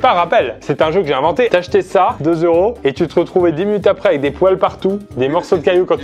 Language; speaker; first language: French; native; French